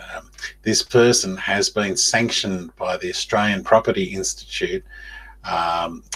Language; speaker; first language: English; native; English